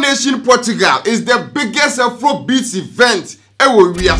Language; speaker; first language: English; non-native, local second language; Akan